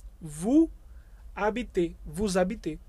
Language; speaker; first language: French; non-native, fluent; Portuguese